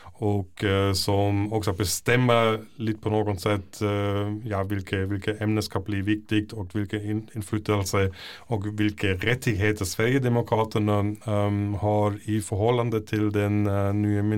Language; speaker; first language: Swedish; non-native, learner; German